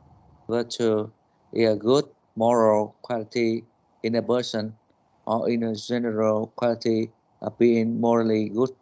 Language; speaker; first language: English; non-native, learner; Vietnamese